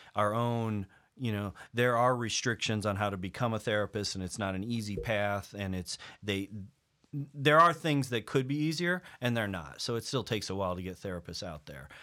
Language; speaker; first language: English; native; English